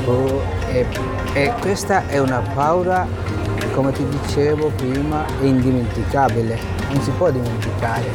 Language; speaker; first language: Italian; non-native, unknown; Bangla